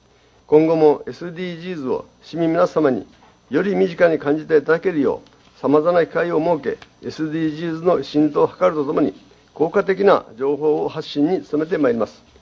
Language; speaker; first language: Japanese; native; Japanese